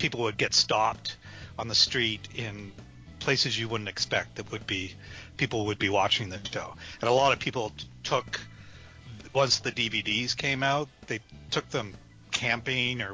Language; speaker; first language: English; native; English